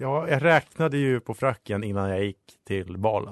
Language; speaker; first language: Swedish; native; Swedish